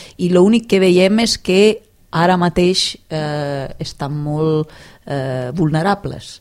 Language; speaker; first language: Catalan; non-native, fluent; Italian